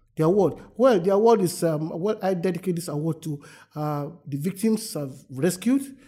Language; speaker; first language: English; non-native, local second language; Yoruba